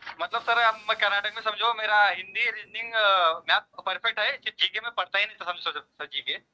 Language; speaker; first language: Hindi; native; Hindi